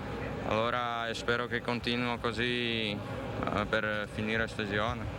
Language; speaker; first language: Italian; non-native, learner; Slovak